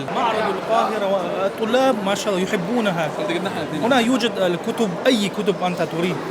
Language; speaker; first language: Arabic; non-native, learner; Chechen